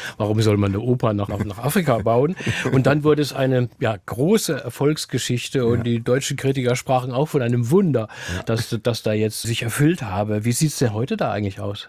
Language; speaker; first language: German; native; German